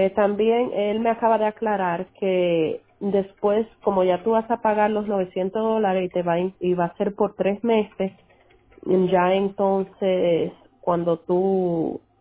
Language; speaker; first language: Spanish; early bilingual, heritage; Spanish